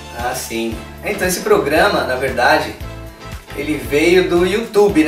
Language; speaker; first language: Portuguese; native; Portuguese